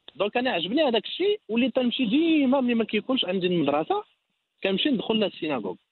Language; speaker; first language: Arabic; native; Arabic